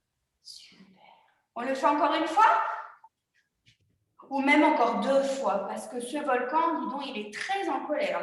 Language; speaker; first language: French; native; French